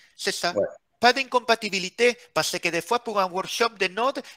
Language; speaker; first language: French; non-native, fluent; Spanish